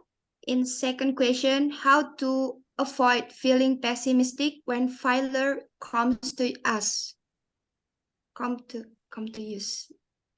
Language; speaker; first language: English; non-native, learner; Indonesian